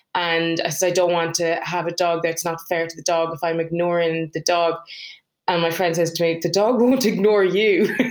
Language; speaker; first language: English; native; English